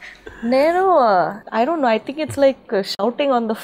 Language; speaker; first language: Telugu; non-native, learner; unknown